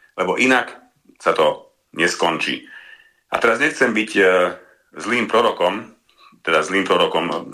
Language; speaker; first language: Slovak; non-native, local second language; Hungarian